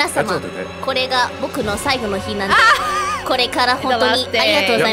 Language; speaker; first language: Japanese; non-native, learner; English